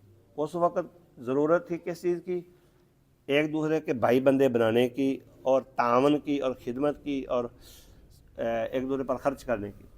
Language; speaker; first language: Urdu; non-native, local second language; Punjabi